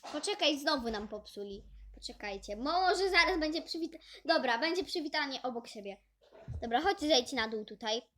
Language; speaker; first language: Polish; native; Polish